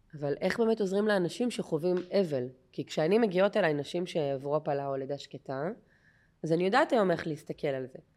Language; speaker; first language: Hebrew; native; Hebrew